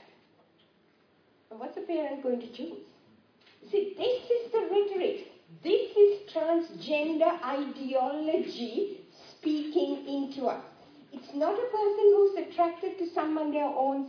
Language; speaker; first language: English; non-native, local second language; Sinhala